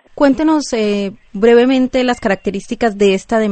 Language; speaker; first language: Spanish; native; Spanish